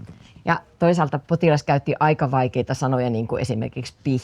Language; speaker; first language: Finnish; native; Finnish